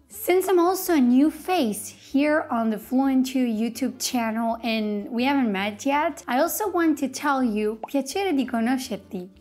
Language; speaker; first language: English; non-native, fluent; Italian